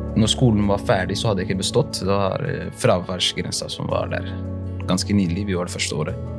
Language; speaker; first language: Norwegian; early bilingual, other home language; Somali